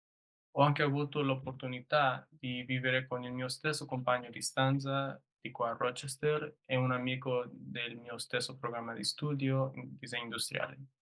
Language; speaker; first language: Italian; non-native, learner; English